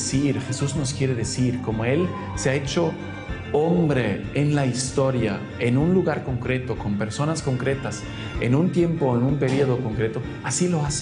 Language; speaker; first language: Spanish; non-native, fluent; German